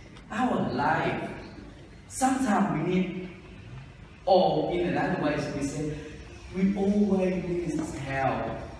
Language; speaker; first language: English; non-native, fluent; Vietnamese